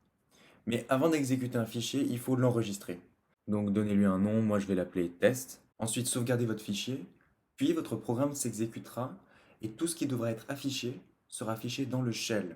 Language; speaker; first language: French; native; French